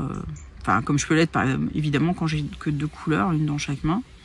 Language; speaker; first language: French; native; French